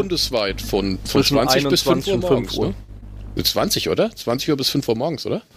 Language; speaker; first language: German; native; German